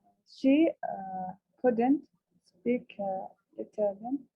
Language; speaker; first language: English; non-native, learner; Arabic